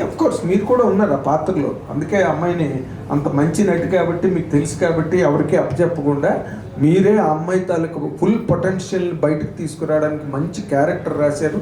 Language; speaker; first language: Telugu; native; Telugu